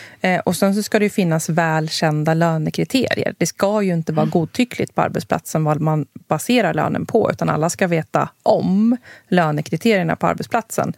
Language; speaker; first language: Swedish; native; Swedish